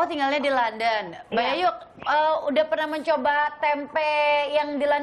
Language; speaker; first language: Indonesian; native; Indonesian